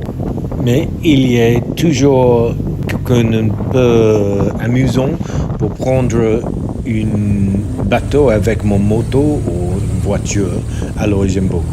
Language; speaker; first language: French; non-native, learner; English